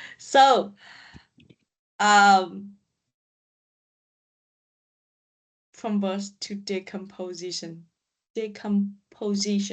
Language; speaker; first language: English; non-native, learner; Vietnamese